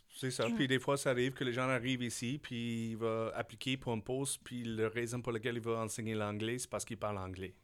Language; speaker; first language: French; non-native, fluent; English